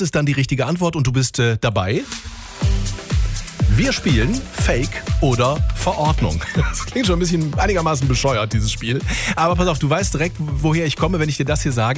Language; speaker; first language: German; native; German